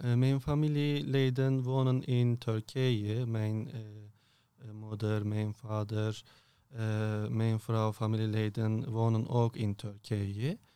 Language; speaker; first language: Dutch; non-native, fluent; Turkish